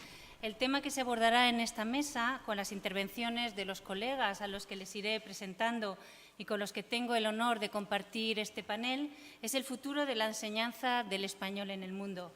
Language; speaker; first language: Spanish; native; Spanish